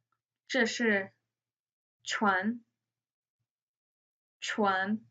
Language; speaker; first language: Chinese; non-native, fluent; English